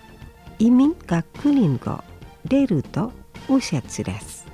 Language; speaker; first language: Japanese; non-native, fluent; Indonesian